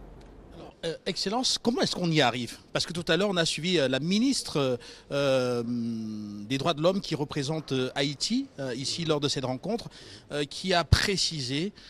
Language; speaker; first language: French; native; French